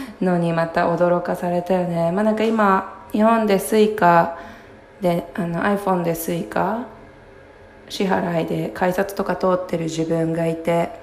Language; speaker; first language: Japanese; native; Japanese